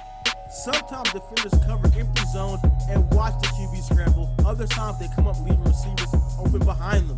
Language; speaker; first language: English; native; English